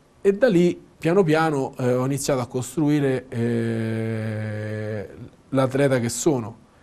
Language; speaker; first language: Italian; native; Italian